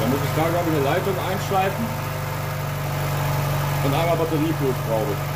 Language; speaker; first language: German; native; German